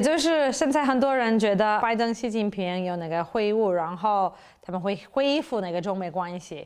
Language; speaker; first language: Chinese; non-native, fluent; English